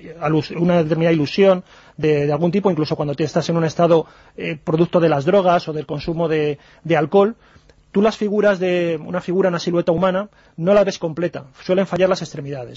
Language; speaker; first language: Spanish; native; Spanish